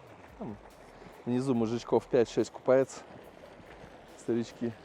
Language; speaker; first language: Russian; native; Russian